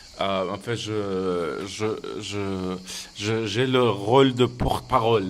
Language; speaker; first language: French; non-native, fluent; Persian